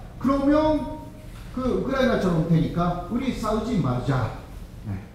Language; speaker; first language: Korean; non-native, fluent; Japanese